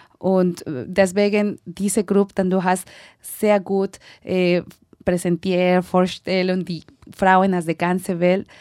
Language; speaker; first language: German; non-native, learner; Spanish